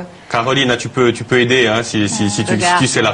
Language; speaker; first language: French; native; French